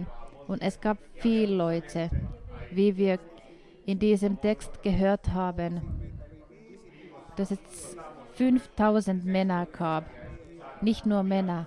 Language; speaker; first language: German; non-native, fluent; Finnish